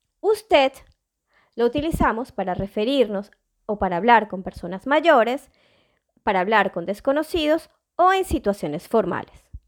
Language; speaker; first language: Spanish; native; Spanish